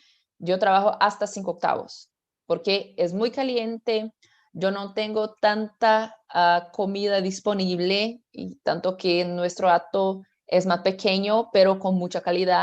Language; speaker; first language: Spanish; non-native, fluent; Portuguese